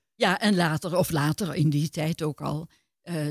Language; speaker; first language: Dutch; native; Dutch